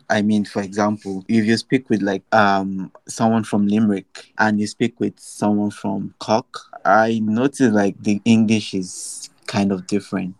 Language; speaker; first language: English; non-native, local second language; Yoruba